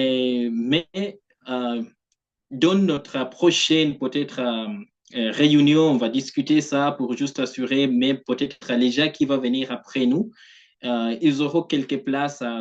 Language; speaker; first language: French; non-native, fluent; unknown